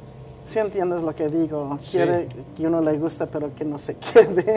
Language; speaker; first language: Spanish; early bilingual, heritage; Spanish